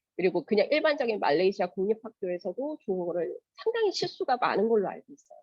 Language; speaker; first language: Korean; native; Korean